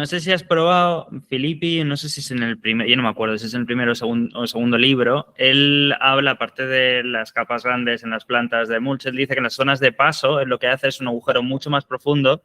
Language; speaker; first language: Spanish; native; Spanish